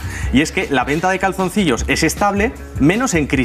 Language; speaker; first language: Spanish; native; Spanish